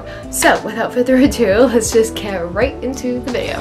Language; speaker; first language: English; native; English